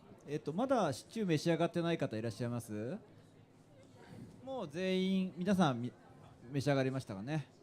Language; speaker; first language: Japanese; native; Japanese